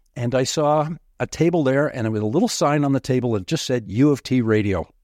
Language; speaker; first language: English; native; English